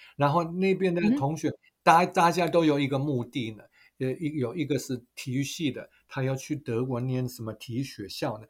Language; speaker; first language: Chinese; non-native, fluent; German